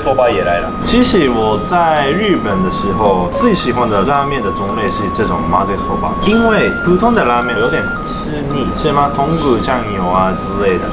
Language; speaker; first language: Chinese; non-native, fluent; Japanese